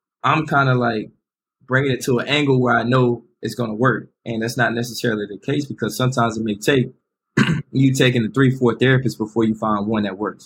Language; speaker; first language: English; native; English